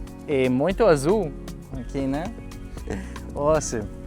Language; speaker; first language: Portuguese; non-native, learner; English